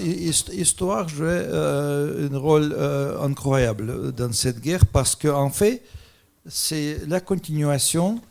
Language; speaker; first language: French; non-native, fluent; Russian